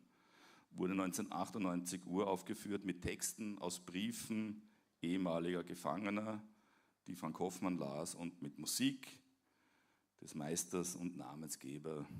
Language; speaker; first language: German; native; German